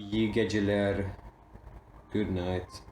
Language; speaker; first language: Turkish; non-native, learner; English